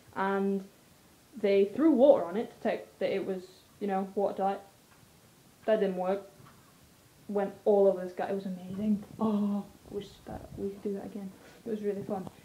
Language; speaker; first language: English; native; English